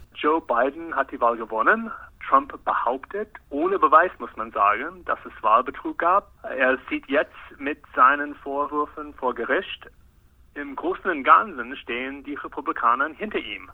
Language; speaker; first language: German; non-native, fluent; English